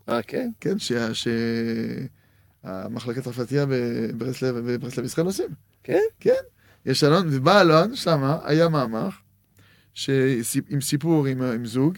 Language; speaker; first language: Hebrew; non-native, fluent; French